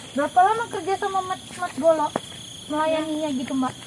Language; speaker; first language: Indonesian; native; Indonesian